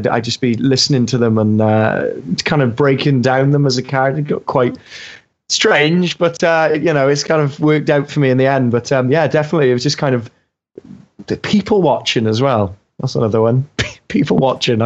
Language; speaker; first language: English; native; English